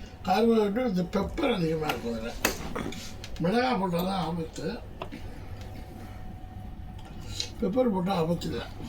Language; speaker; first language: Tamil; native; Tamil